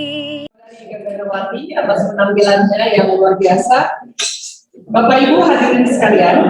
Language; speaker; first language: Indonesian; native; Indonesian